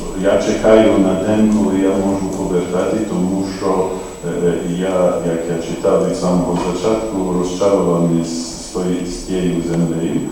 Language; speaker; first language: Ukrainian; non-native, fluent; English